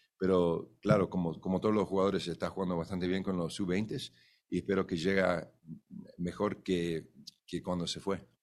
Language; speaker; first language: Spanish; early bilingual, heritage; Spanish